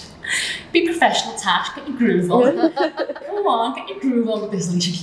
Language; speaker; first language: English; native; English